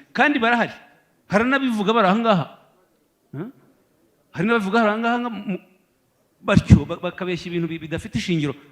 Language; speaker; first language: Kinyarwanda; native; Kinyarwanda